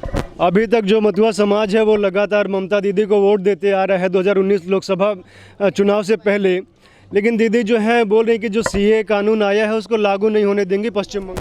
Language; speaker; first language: Hindi; native; Hindi